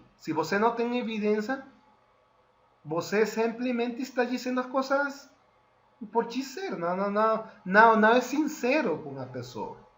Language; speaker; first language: Portuguese; non-native, fluent; Spanish